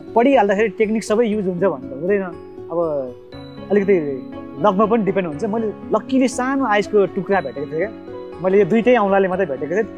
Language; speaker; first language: Nepali; non-native, local second language; Sherpa